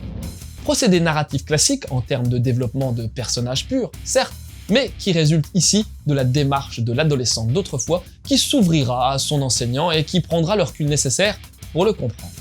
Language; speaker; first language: French; native; French